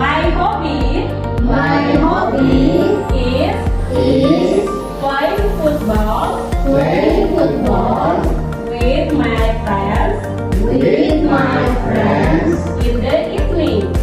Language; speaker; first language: English; non-native, fluent; Indonesian